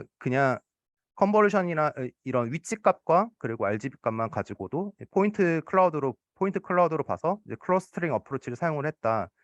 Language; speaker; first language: Korean; native; Korean